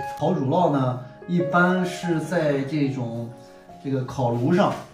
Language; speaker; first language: Chinese; native; Chinese